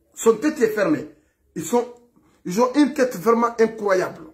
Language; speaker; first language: French; non-native, local second language; Fula